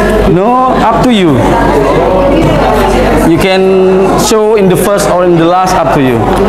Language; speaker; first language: English; non-native, fluent; Indonesian